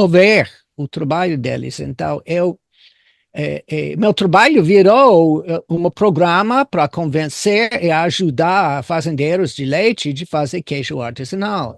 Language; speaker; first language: Portuguese; non-native, fluent; English